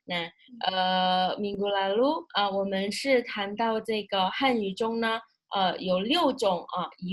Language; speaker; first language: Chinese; non-native, fluent; Indonesian